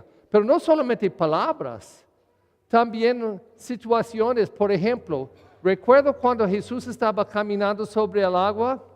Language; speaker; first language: Spanish; non-native, learner; English